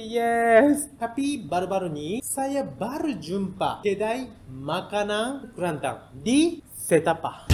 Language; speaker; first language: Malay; non-native, learner; Japanese